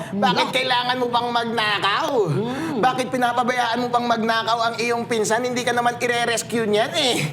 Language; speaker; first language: Filipino; non-native, local second language; Iloko